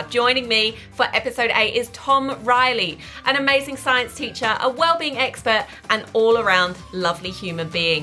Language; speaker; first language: English; native; English